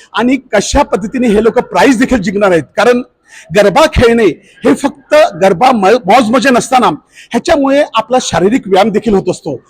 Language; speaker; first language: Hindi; non-native, local second language; Marathi